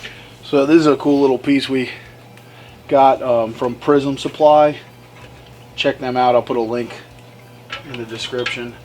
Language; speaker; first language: English; native; English